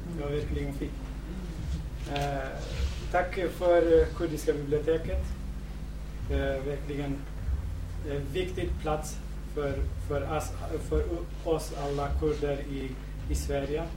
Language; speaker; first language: Swedish; non-native, fluent; Kurdish